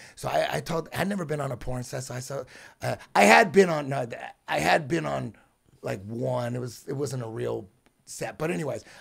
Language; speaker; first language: English; native; English